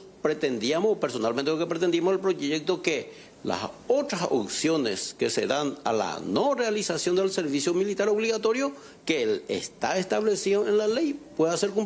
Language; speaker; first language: Spanish; native; Spanish